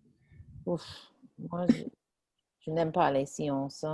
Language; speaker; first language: French; non-native, fluent; English